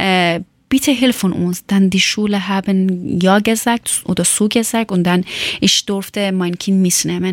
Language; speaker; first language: German; non-native, learner; Persian